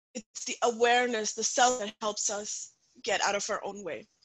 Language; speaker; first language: English; non-native, local second language; Punjabi